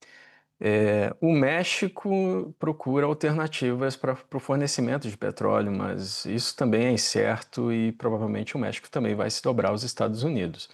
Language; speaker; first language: Portuguese; native; Portuguese